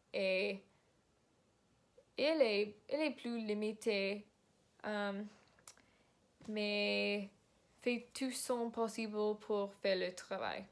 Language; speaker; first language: French; non-native, learner; English